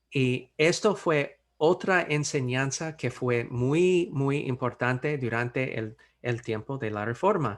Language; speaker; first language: Spanish; non-native, fluent; English